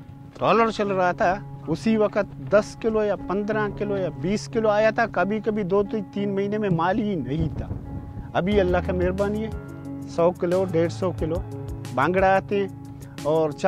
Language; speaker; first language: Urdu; non-native, local second language; Baluchi